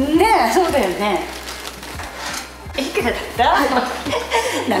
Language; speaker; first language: Japanese; native; Japanese